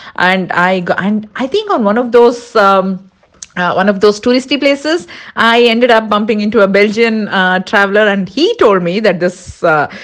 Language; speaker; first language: English; non-native, local second language; Tulu